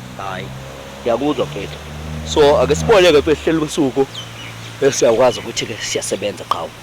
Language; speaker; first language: Zulu; native; Zulu